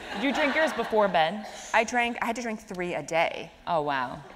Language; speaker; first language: English; native; English